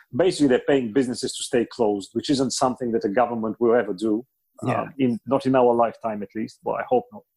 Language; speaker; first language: English; non-native, fluent; Bulgarian